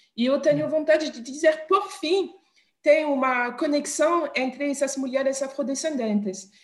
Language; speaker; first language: Portuguese; non-native, fluent; French